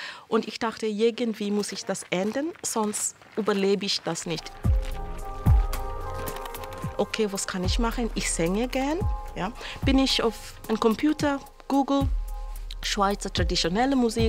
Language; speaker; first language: German; non-native, fluent; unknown